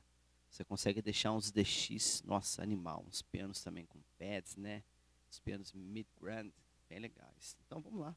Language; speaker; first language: Portuguese; native; Portuguese